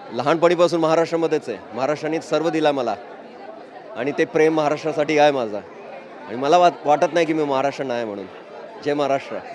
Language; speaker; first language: Marathi; non-native, local second language; Malayalam